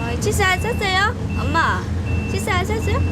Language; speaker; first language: Korean; non-native, learner; Vietnamese